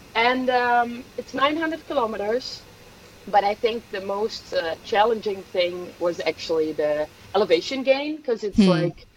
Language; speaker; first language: English; non-native, fluent; Dutch